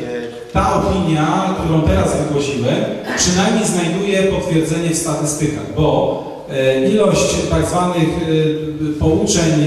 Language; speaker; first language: Polish; native; Polish